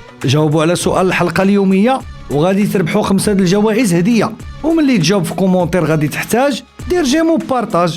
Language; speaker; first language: Arabic; native; Arabic